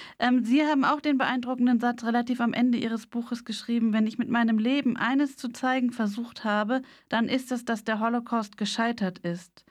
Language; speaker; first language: German; native; German